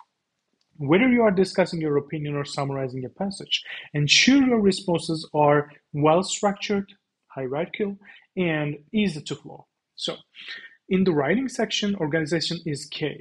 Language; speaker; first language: English; non-native, fluent; Turkish